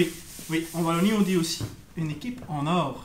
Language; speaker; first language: French; native; French